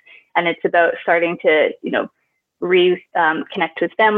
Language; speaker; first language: English; native; English